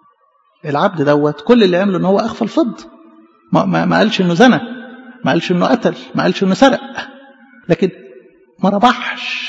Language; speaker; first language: Arabic; native; Arabic